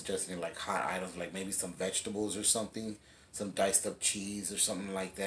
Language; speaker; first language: English; native; English